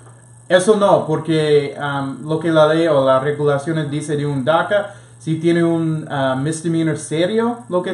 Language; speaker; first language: Spanish; non-native, fluent; English